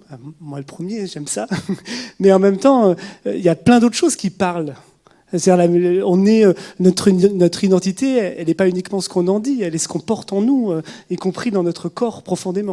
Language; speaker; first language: French; native; French